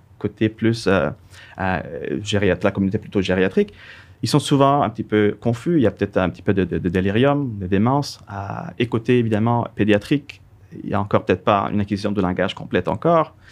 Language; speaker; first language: French; non-native, fluent; Spanish